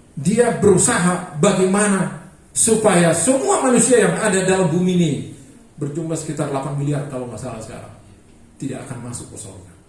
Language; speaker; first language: Indonesian; non-native, local second language; Batak Toba